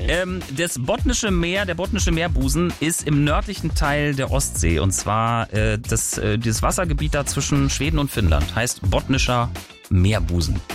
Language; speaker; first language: German; native; German